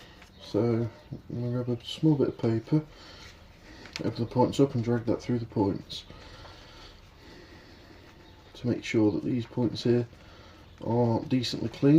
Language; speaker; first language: English; native; English